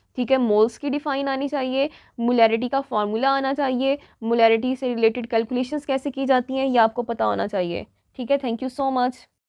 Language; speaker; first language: Urdu; non-native, local second language; Punjabi